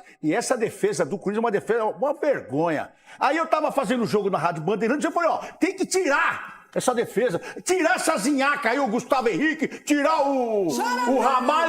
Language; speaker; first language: Portuguese; native; Portuguese